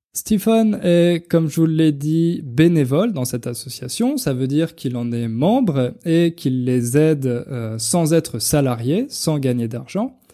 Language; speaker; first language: French; native; French